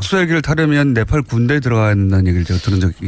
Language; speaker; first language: Korean; native; Korean